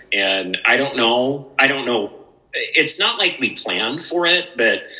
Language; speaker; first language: English; native; English